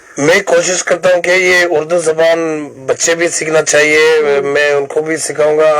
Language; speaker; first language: Urdu; non-native, fluent; Arabic